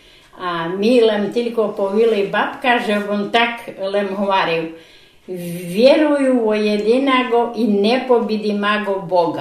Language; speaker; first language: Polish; non-native, local second language; Rusyn